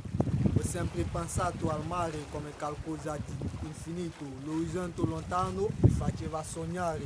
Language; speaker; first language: Italian; non-native, learner; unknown